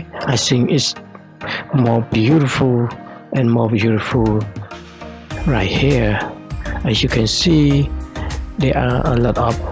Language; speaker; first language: English; non-native, learner; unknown